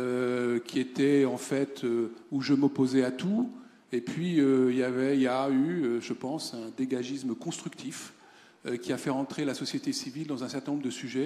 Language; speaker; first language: French; native; French